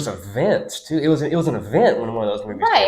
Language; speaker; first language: English; native; English